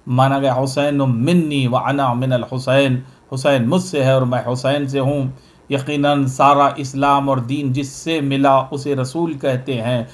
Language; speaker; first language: Urdu; native; Urdu